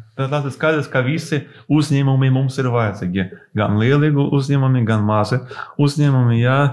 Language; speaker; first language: Latvian; non-native, local second language; Russian